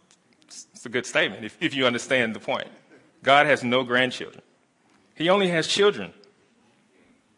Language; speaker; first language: English; native; English